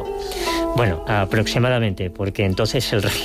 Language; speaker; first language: Spanish; native; Spanish